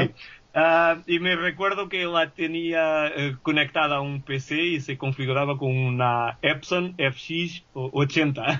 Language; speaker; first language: Spanish; non-native, fluent; Portuguese